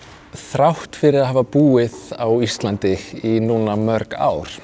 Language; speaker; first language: Icelandic; non-native, fluent; Danish